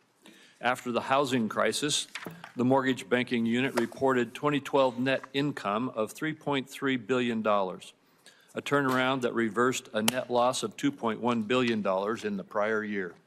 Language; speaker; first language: English; native; English